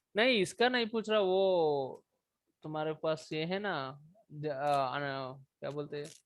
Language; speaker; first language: Hindi; non-native, local second language; Telugu